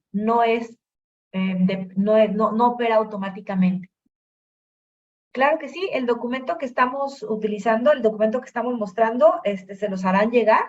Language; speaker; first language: Spanish; native; Spanish